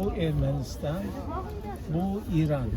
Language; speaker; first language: Turkish; non-native, learner; Armenian